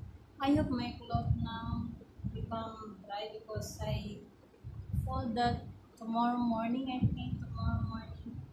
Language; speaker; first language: English; non-native, learner; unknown